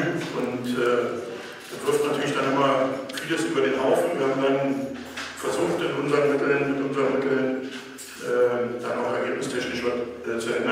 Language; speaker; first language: German; native; German